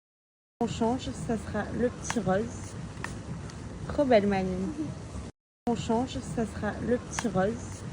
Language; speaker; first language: French; native; French